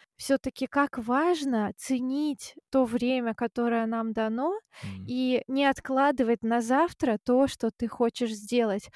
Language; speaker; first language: Russian; native; Russian